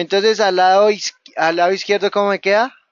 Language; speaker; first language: Spanish; native; Spanish